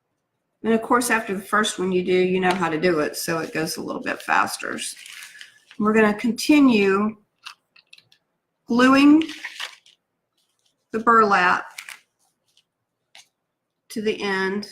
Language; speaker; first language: English; native; English